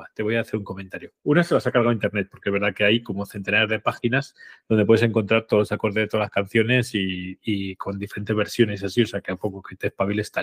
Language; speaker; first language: Spanish; native; Spanish